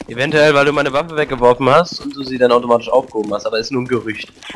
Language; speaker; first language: German; native; German